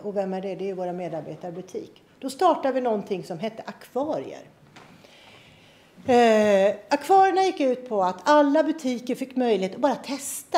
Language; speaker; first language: Swedish; native; Swedish